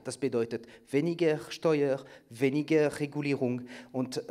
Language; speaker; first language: German; non-native, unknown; French